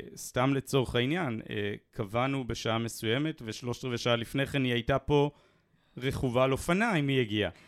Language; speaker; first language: Hebrew; native; Hebrew